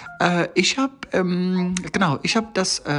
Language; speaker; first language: German; non-native, learner; Persian